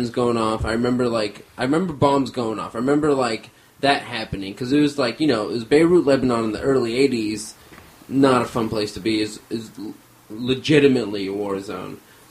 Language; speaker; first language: English; early bilingual, other home language; Armenian